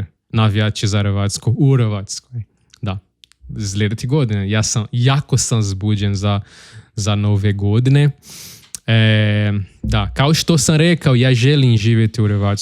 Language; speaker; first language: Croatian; non-native, learner; Portuguese